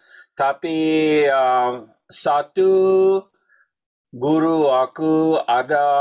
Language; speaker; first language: Indonesian; non-native, learner; English